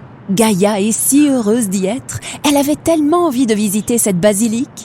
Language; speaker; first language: French; native; French